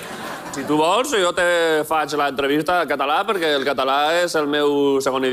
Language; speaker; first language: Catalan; non-native, local second language; Spanish